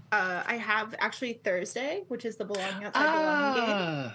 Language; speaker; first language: English; native; English